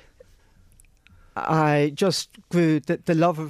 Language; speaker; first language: English; non-native, local second language; Irish